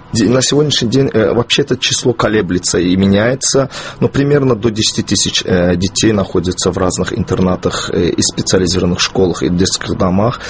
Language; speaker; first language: Russian; non-native, local second language; Azerbaijani